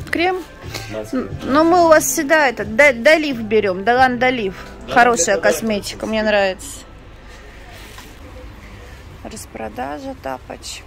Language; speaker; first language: Russian; native; Russian